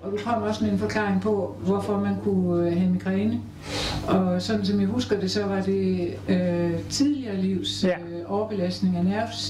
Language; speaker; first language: Danish; native; Danish